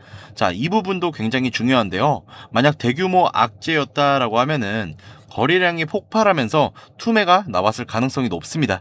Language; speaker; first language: Korean; native; Korean